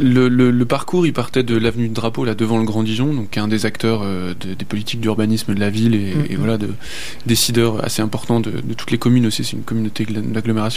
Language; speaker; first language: French; native; French